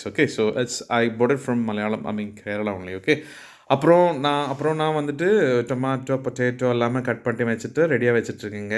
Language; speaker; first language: Tamil; non-native, learner; Malayalam